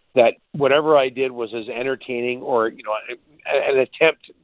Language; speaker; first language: English; native; English